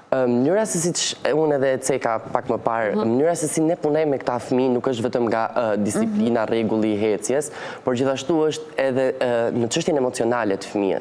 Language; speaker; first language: Albanian; native; Albanian